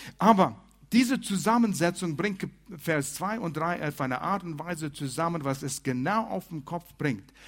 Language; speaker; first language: German; non-native, fluent; English